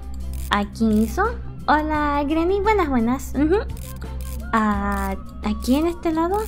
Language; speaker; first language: Spanish; early bilingual, heritage; Spanish